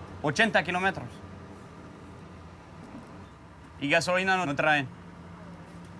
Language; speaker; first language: Spanish; non-native, learner; French